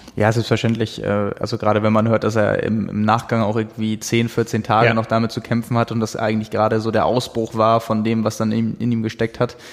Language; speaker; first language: German; native; German